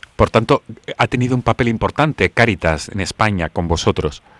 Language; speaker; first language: Spanish; native; Spanish